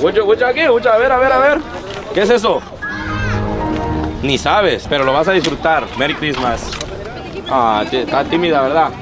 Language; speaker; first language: Spanish; early bilingual, other home language; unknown